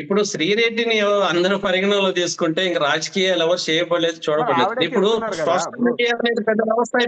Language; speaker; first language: Telugu; native; Telugu